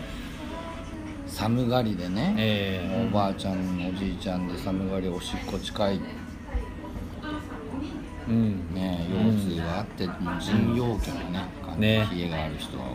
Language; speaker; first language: Japanese; native; Japanese